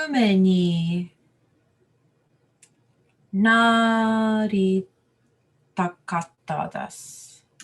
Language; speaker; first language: Japanese; non-native, learner; English